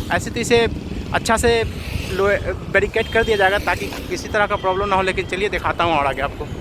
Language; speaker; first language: Hindi; native; Hindi